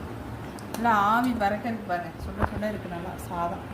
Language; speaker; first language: Tamil; native; Tamil